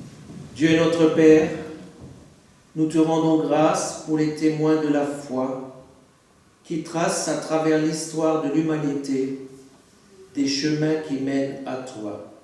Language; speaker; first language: French; native; French